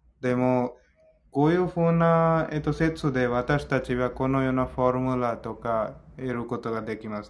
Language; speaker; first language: Japanese; non-native, fluent; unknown